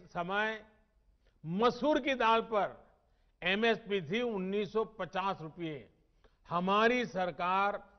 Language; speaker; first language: Hindi; non-native, local second language; Gujarati